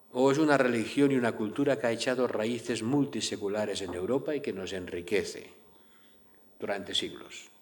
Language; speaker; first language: Spanish; native; Spanish